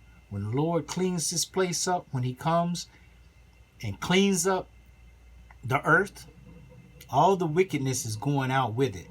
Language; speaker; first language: English; native; English